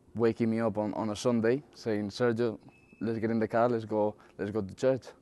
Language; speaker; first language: English; non-native, fluent; Spanish